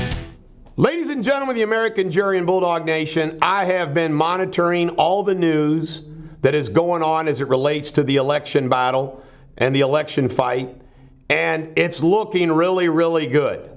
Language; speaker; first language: English; native; English